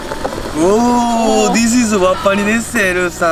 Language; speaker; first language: Japanese; native; Japanese